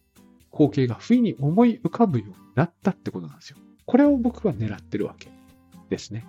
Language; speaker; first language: Japanese; native; Japanese